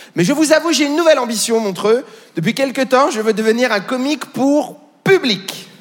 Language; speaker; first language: French; native; French